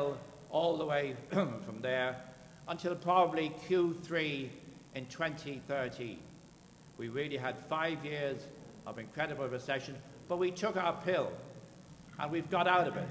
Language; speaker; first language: English; native; English